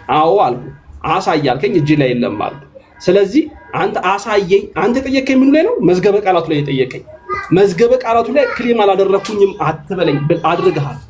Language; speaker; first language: Amharic; native; Amharic